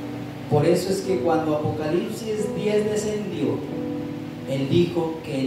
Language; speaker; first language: Spanish; native; Spanish